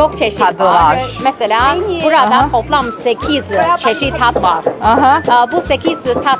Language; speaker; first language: Turkish; non-native, learner; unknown